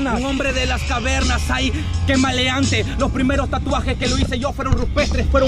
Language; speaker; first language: Spanish; native; Spanish